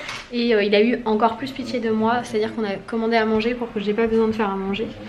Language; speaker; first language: French; native; French